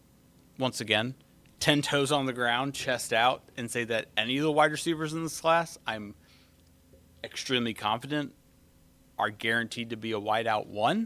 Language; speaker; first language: English; native; English